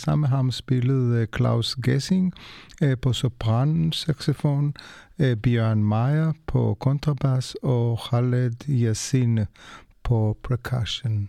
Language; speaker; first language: Danish; non-native, fluent; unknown